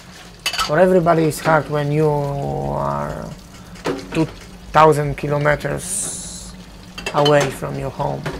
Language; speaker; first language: English; non-native, learner; Polish